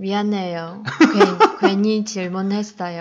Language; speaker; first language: Korean; non-native, fluent; Chinese